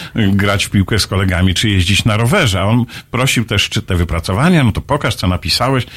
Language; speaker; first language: Polish; native; Polish